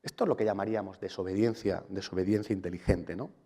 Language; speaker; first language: Spanish; non-native, local second language; Catalan